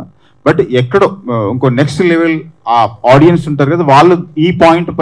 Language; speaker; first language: Telugu; native; Telugu